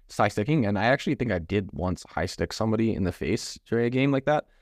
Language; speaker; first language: English; native; English